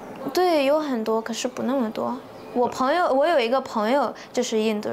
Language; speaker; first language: Chinese; early bilingual, heritage; Chinese